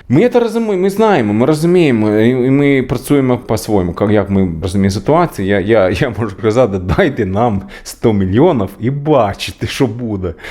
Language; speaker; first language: Ukrainian; non-native, learner; Swedish